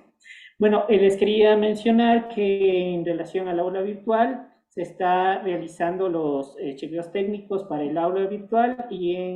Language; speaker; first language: Spanish; native; Spanish